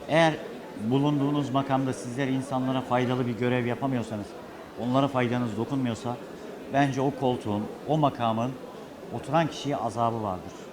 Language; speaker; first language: Turkish; native; Turkish